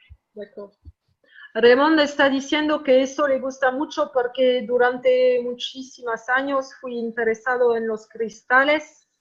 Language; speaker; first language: Spanish; non-native, fluent; French